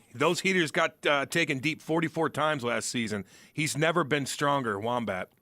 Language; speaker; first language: English; native; English